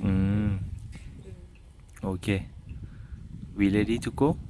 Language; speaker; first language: English; non-native, learner; Thai